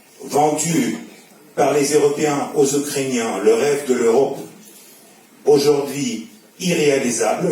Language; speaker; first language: French; non-native, fluent; Russian